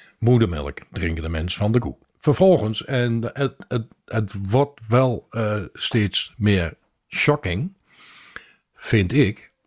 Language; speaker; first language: Dutch; native; Dutch